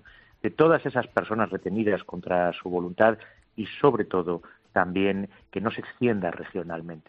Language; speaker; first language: Spanish; native; Spanish